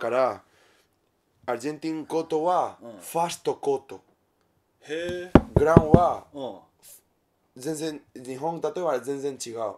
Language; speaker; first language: Japanese; non-native, learner; Spanish